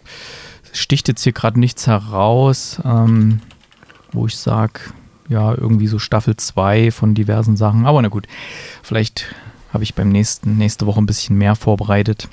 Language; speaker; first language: German; native; German